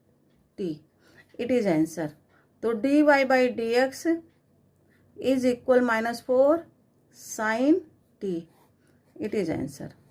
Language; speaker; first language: Hindi; native; Hindi